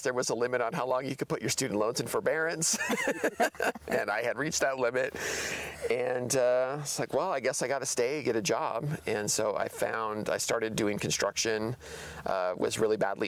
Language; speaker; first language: English; native; English